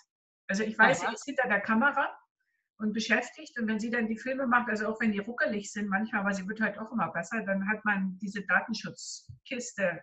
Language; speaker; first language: German; native; German